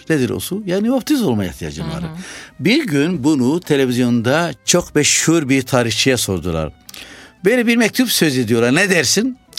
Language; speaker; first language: Turkish; non-native, fluent; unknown